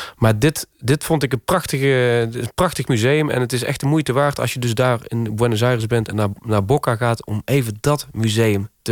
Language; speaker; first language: Dutch; native; Dutch